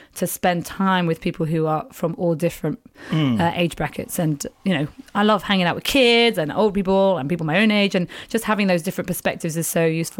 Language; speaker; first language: English; native; English